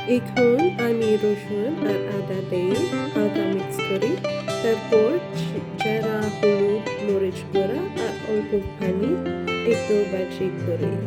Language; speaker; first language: Bangla; non-native, learner; Filipino